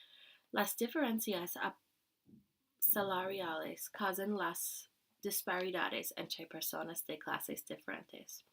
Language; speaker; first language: Spanish; non-native, learner; English